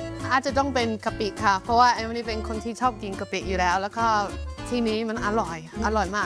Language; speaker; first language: Thai; non-native, fluent; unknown